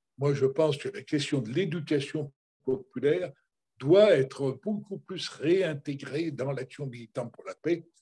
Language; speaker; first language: French; native; French